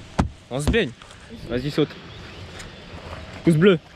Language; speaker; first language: French; native; French